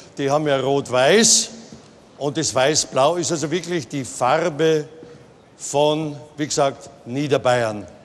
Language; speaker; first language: German; native; German